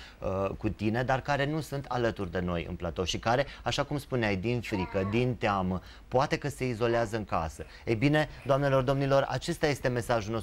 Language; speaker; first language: Romanian; native; Romanian